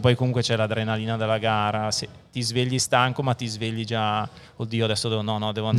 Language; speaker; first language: Italian; native; Italian